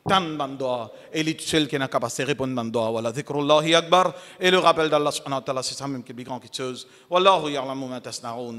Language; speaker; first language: French; non-native, local second language; Morisyen